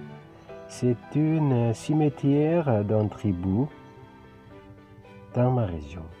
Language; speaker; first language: French; non-native, fluent; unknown